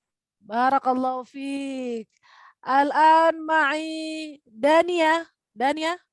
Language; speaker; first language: Arabic; non-native, fluent; Indonesian